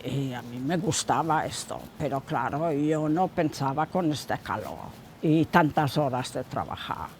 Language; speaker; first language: Spanish; non-native, fluent; German